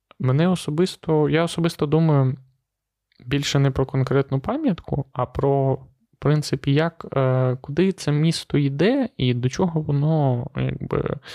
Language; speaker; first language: Ukrainian; non-native, local second language; Russian